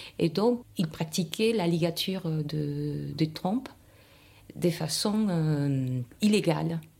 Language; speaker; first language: French; non-native, fluent; Spanish